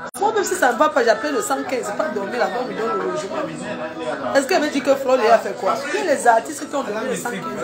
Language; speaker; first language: French; non-native, local second language; Lingala